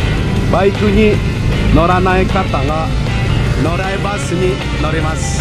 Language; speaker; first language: Japanese; non-native, fluent; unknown